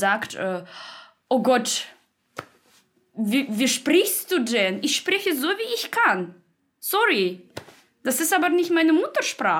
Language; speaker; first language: German; non-native, fluent; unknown